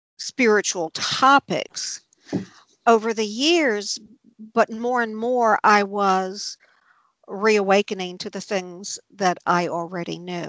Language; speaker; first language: English; native; English